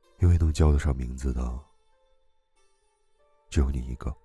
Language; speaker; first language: Chinese; native; Chinese